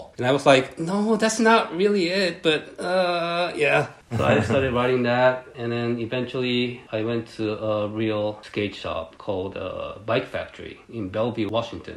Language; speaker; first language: English; early bilingual, other home language; Japanese